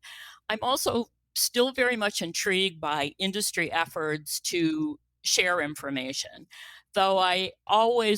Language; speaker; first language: English; native; English